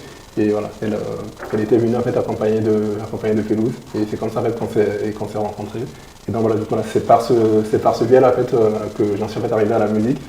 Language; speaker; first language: French; native; French